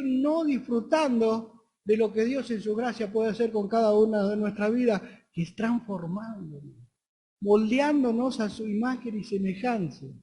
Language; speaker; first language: Spanish; native; Spanish